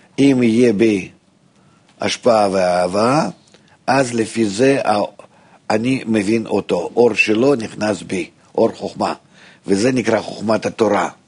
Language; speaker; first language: Hebrew; non-native, fluent; Russian